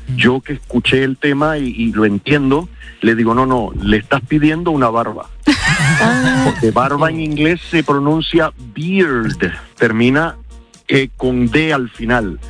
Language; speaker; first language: Spanish; early bilingual, heritage; Spanish